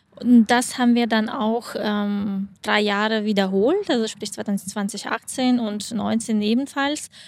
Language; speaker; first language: German; non-native, fluent; Lithuanian